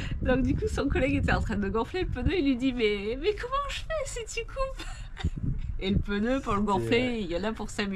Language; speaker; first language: French; native; French